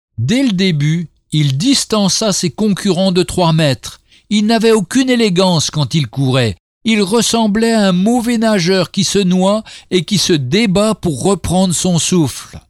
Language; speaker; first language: French; native; French